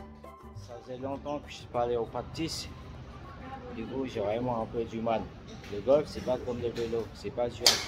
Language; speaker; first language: French; early bilingual, other home language; Vietnamese